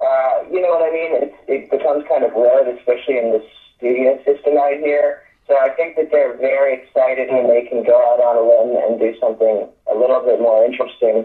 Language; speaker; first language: English; native; English